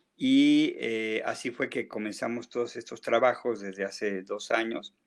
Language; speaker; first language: Spanish; native; Spanish